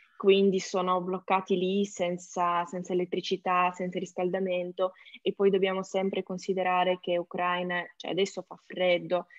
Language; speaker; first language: Italian; non-native, fluent; Ukrainian